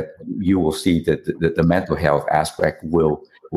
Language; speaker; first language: English; non-native, fluent; Vietnamese